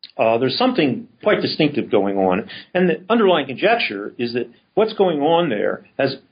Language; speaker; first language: English; native; English